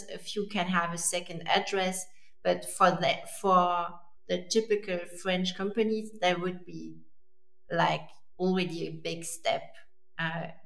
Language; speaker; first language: English; non-native, fluent; French